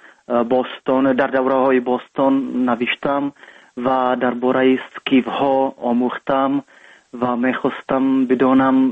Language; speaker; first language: Persian; non-native, learner; Czech